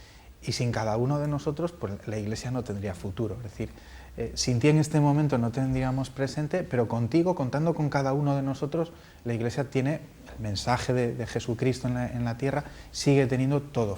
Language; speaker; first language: Spanish; native; Spanish